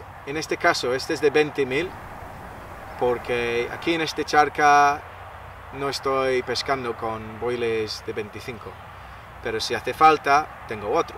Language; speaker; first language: Spanish; non-native, fluent; English